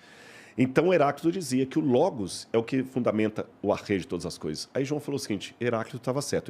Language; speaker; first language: Portuguese; native; Portuguese